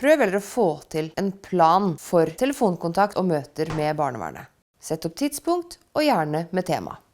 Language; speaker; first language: Norwegian; native; Norwegian